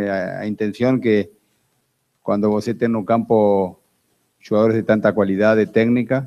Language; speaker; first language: Spanish; non-native, fluent; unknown